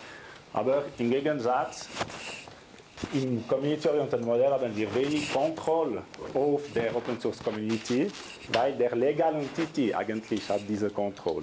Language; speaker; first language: German; non-native, local second language; French